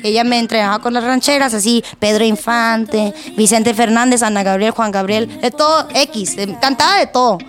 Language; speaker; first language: Spanish; early bilingual, heritage; Spanish